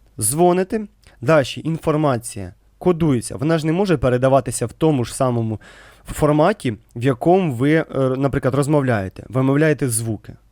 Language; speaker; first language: Ukrainian; native; Ukrainian